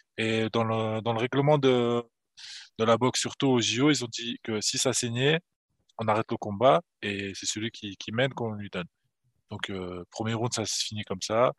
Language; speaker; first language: French; early bilingual, other home language; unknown